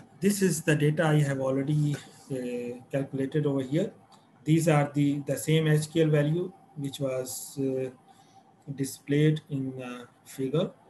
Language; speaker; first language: English; non-native, local second language; Urdu